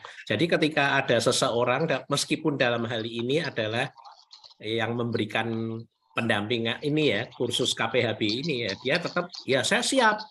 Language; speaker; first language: Malay; native; Malay